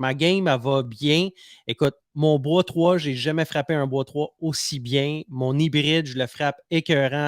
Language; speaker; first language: French; native; French